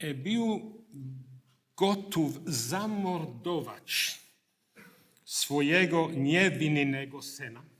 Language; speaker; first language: Polish; non-native, learner; English